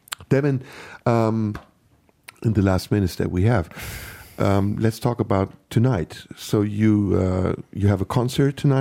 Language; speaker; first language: English; non-native, fluent; Turkish